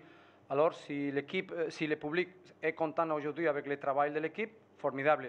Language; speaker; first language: French; non-native, fluent; Spanish